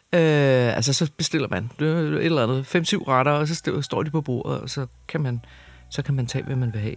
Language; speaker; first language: Danish; native; Danish